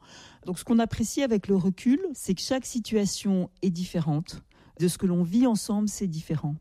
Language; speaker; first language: French; native; French